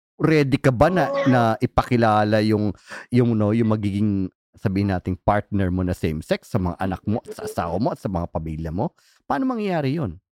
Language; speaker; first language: Filipino; native; Filipino